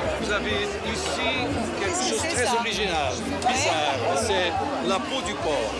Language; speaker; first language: French; non-native, fluent; Portuguese